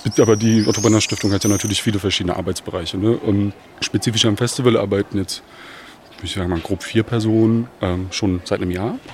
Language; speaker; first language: German; early bilingual, other home language; Bosnian